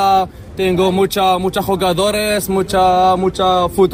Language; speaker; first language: Spanish; non-native, learner; Arabic